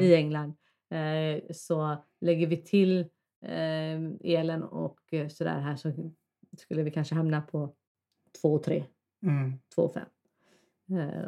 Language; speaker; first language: Swedish; native; Swedish